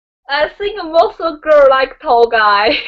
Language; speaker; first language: English; non-native, learner; Chinese